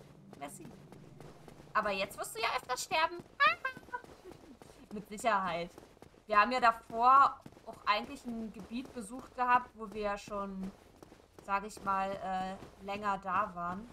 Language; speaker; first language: German; native; German